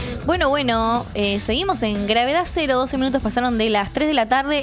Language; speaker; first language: Spanish; native; Spanish